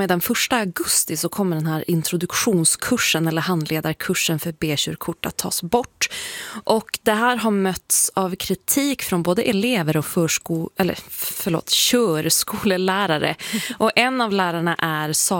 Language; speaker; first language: Swedish; native; Swedish